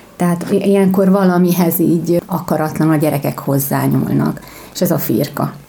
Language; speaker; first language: Hungarian; native; Hungarian